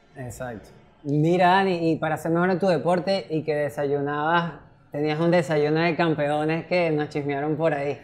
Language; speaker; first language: Spanish; native; Spanish